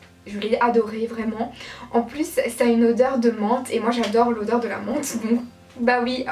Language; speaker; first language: French; native; French